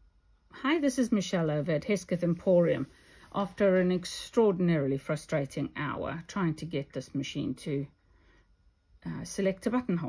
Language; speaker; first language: English; native; English